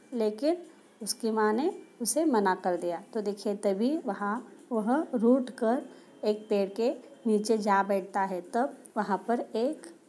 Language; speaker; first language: Hindi; non-native, local second language; Marathi